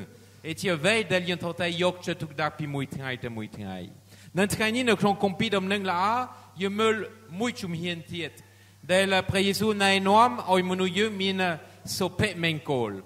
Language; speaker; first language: Khmer; non-native, fluent; French